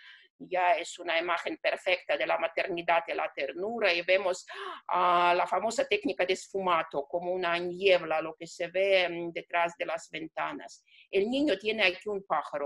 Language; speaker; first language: Spanish; non-native, fluent; Russian